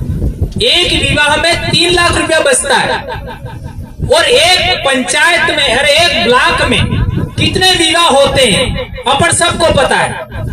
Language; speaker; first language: Hindi; non-native, local second language; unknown